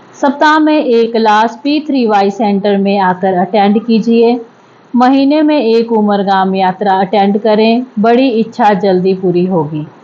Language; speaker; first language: Hindi; native; Hindi